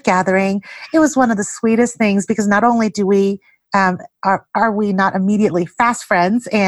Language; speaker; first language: English; early bilingual, other home language; Chinese